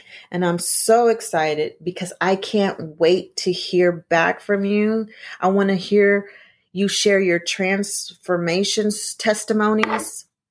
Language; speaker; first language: English; early bilingual, other home language; Spanish